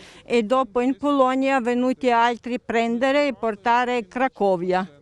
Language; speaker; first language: Italian; non-native, learner; Ukrainian